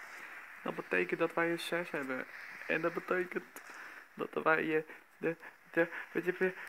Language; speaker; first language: Dutch; native; Dutch